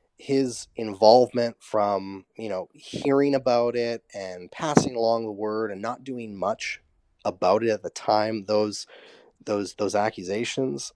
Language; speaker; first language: English; native; English